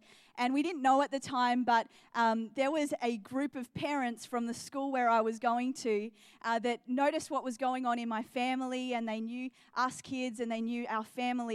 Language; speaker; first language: English; native; English